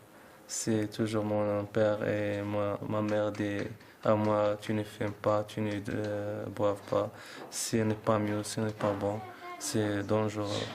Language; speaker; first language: French; non-native, learner; Arabic